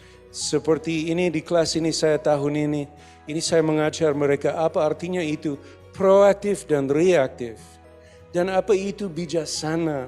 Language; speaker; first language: Indonesian; non-native, fluent; English